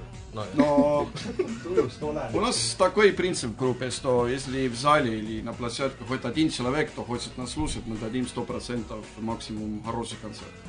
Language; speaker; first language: Russian; non-native, fluent; Estonian